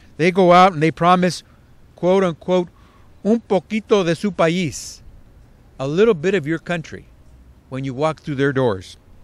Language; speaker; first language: English; early bilingual, other home language; Spanish